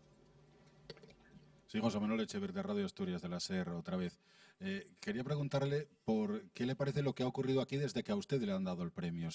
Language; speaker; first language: Spanish; native; Spanish